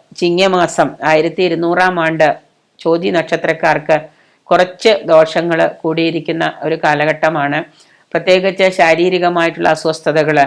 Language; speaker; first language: Malayalam; native; Malayalam